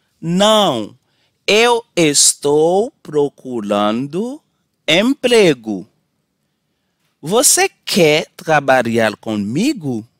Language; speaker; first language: Portuguese; non-native, learner; Haitian Creole